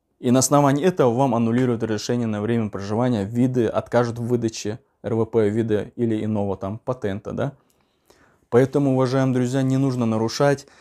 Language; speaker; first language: Russian; non-native, local second language; Uzbek